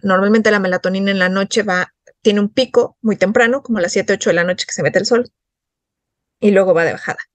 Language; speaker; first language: Spanish; native; Spanish